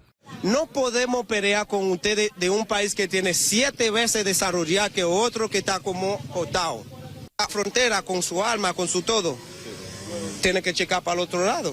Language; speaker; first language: Spanish; non-native, learner; Haitian Creole